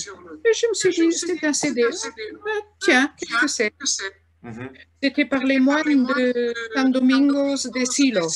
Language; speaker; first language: French; non-native, fluent; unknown